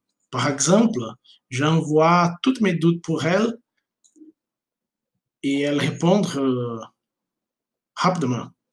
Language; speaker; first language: French; non-native, learner; Portuguese